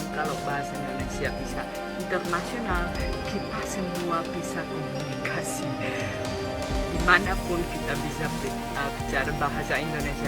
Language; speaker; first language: Indonesian; non-native, learner; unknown